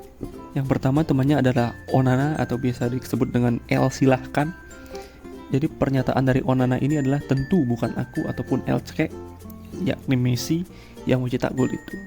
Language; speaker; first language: Indonesian; native; Indonesian